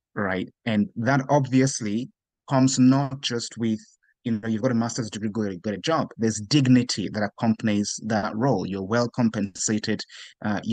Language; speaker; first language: English; non-native, local second language; Yoruba